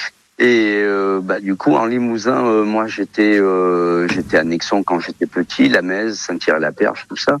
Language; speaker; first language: French; early bilingual, other home language; Portuguese